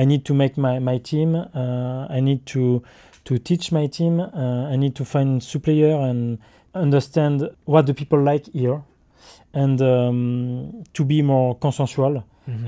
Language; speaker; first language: English; non-native, learner; French